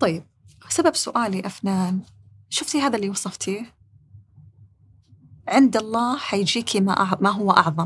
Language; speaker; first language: Arabic; native; Arabic